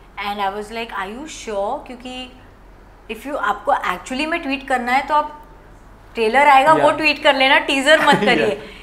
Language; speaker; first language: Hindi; non-native, local second language; Gujarati